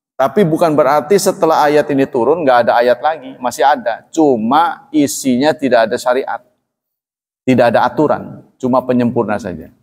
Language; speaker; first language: Indonesian; non-native, local second language; Javanese